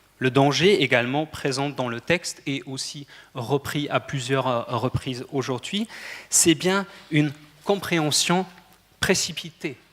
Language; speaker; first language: French; non-native, fluent; German